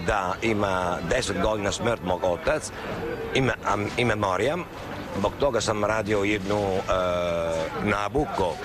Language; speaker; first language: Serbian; non-native, learner; Italian